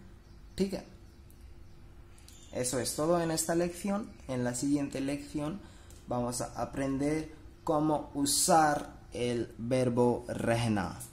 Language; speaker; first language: Spanish; non-native, fluent; Hindi